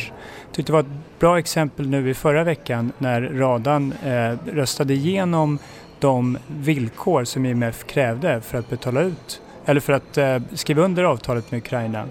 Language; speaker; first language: Swedish; native; Swedish